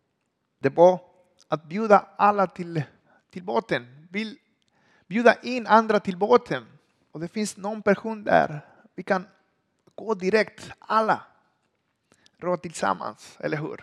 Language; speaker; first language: Swedish; non-native, learner; Spanish